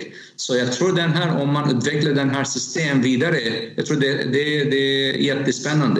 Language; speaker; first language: Swedish; non-native, fluent; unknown